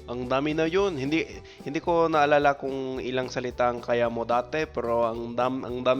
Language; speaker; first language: Filipino; non-native, fluent; English